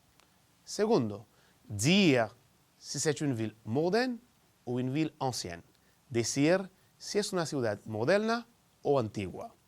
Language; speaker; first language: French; non-native, fluent; Spanish